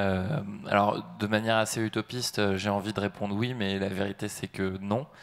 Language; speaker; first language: French; native; French